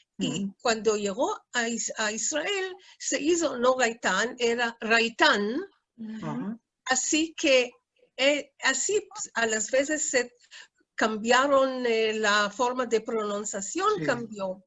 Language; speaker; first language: Spanish; non-native, fluent; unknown